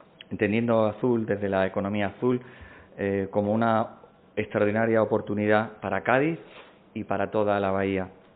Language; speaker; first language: Spanish; native; Spanish